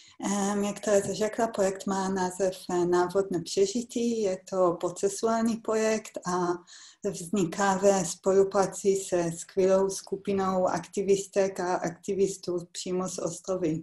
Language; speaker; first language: Czech; non-native, fluent; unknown